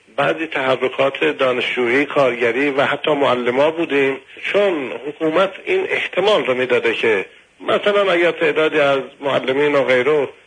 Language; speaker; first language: Persian; native; Persian